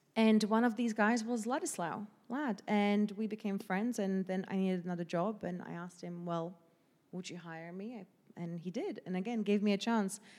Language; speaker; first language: English; non-native, fluent; Slovak